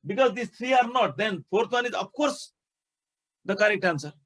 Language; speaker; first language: English; non-native, local second language; Nepali